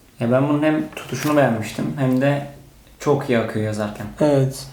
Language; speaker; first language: Turkish; native; Turkish